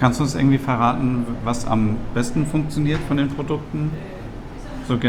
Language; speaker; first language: German; native; German